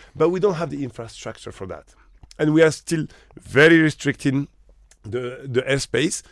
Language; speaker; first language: English; non-native, fluent; Arabic